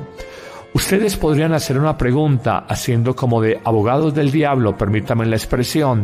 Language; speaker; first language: Spanish; native; Spanish